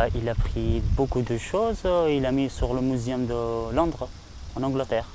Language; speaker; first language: French; non-native, learner; Persian